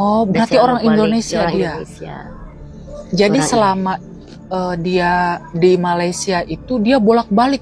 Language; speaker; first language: Indonesian; native; Indonesian